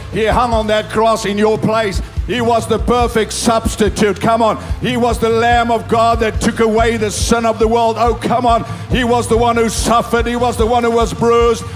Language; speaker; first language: English; non-native, local second language; Afrikaans